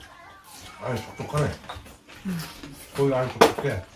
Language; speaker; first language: Korean; native; Korean